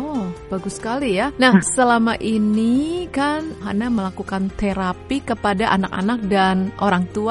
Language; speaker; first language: Indonesian; native; Indonesian